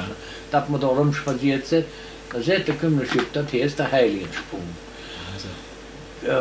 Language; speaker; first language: German; native; German